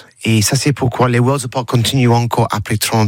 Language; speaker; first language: French; non-native, learner; English